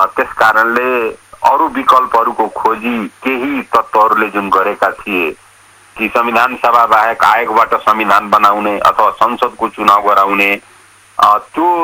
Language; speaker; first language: Nepali; non-native, local second language; Awadhi